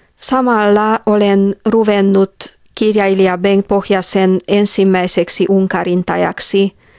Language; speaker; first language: Finnish; non-native, fluent; Hungarian